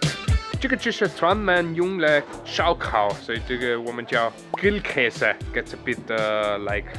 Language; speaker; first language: Chinese; non-native, fluent; German